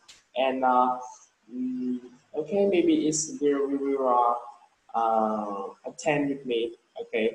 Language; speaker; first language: English; non-native, learner; Vietnamese